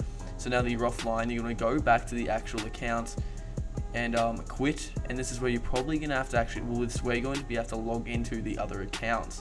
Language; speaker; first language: English; native; English